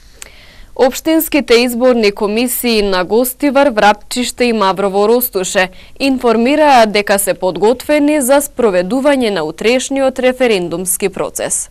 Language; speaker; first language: Macedonian; native; Macedonian